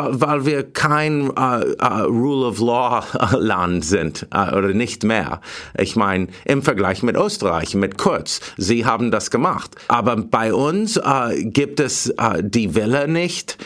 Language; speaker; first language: German; non-native, fluent; English